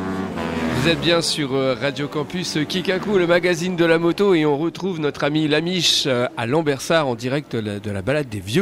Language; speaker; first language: French; native; French